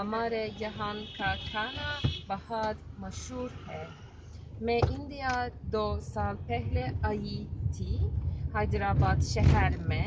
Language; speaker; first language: Hindi; non-native, learner; Turkish